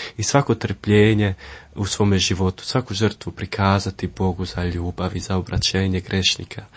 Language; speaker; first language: Croatian; early bilingual, heritage; Croatian